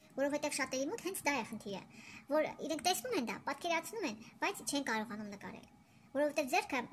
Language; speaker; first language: Armenian; early bilingual, heritage; Armenian